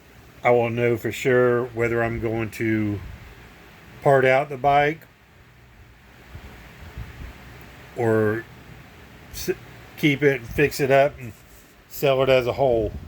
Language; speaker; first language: English; native; English